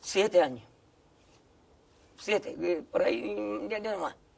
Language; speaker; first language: Spanish; native; Spanish